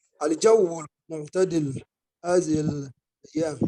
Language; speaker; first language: Arabic; non-native, learner; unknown